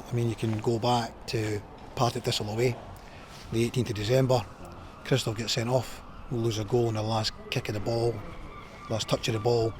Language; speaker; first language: English; native; English